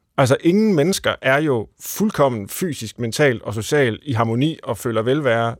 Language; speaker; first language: Danish; native; Danish